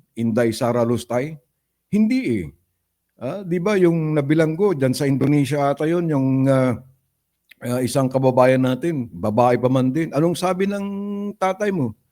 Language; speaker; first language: Filipino; native; Filipino